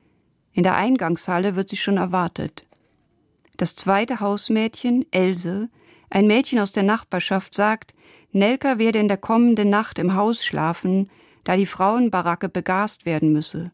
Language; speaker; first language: German; native; German